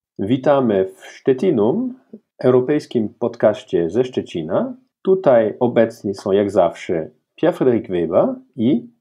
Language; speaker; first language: Polish; non-native, fluent; French